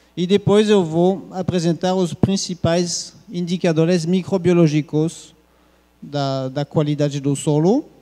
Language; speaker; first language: Portuguese; non-native, fluent; French